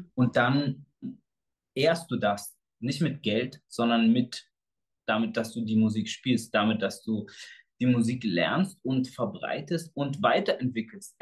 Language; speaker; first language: German; early bilingual, other home language; Portuguese